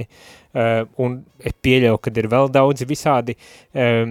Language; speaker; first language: Latvian; native; Latvian